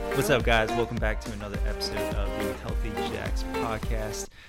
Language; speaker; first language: English; native; English